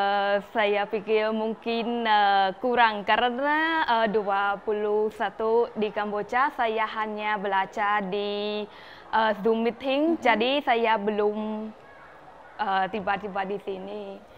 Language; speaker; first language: Indonesian; non-native, learner; Khmer